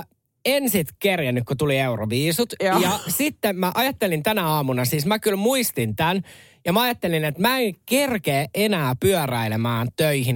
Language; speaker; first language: Finnish; native; Finnish